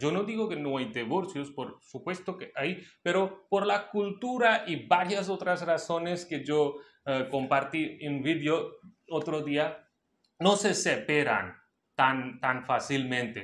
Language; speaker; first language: Spanish; non-native, local second language; Hindi